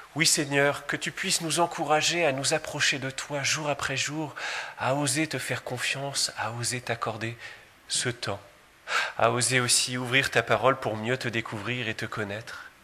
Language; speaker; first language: French; native; French